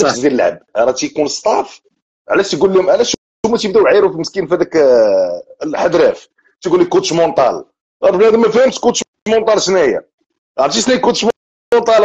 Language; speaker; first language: Arabic; native; Arabic